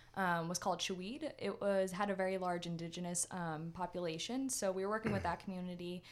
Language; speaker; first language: English; native; English